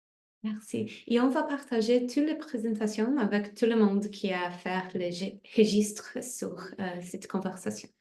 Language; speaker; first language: French; non-native, fluent; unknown